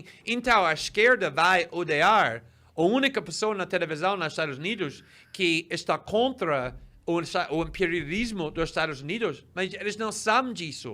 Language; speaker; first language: Portuguese; non-native, fluent; English